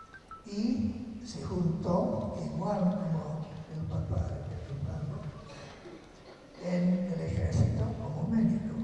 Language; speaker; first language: Spanish; non-native, fluent; English